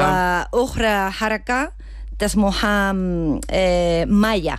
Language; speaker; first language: Arabic; non-native, learner; Spanish